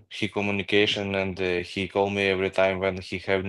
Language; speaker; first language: English; non-native, learner; Ukrainian